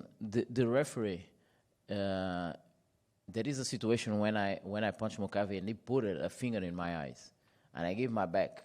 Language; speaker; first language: English; non-native, fluent; Portuguese